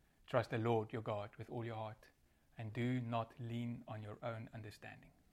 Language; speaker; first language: English; non-native, local second language; Afrikaans